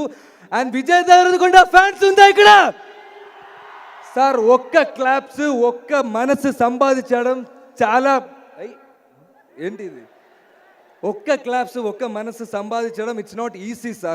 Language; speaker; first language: Telugu; non-native, learner; Malayalam